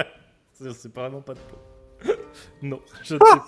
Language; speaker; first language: French; native; French